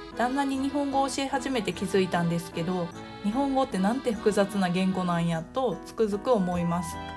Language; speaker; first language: Japanese; native; Japanese